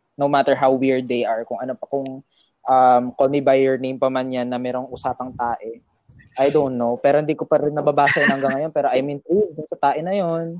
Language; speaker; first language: Filipino; native; Filipino